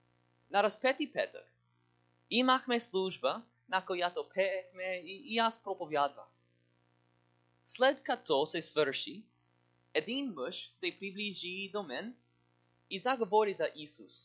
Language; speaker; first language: Bulgarian; non-native, learner; English